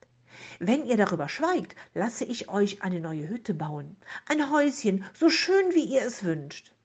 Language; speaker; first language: German; native; German